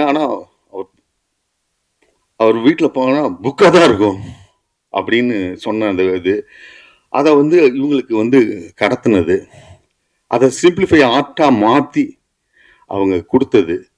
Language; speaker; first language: Tamil; native; Tamil